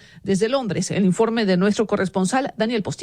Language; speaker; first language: Spanish; native; Spanish